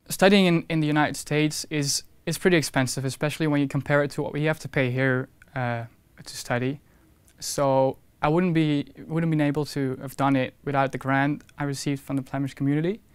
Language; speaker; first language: English; non-native, fluent; Dutch